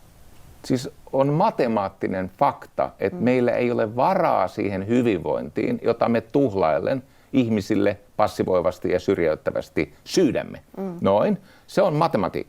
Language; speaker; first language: Finnish; native; Finnish